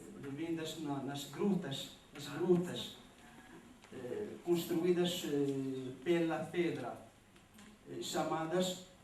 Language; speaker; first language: Portuguese; non-native, learner; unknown